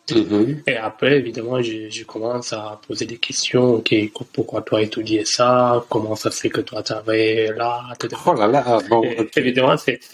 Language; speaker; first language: French; non-native, learner; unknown